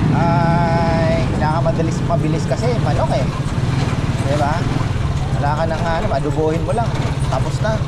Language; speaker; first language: Filipino; native; Filipino